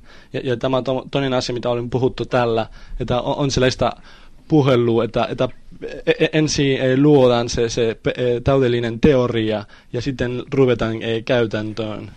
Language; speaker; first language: Finnish; non-native, learner; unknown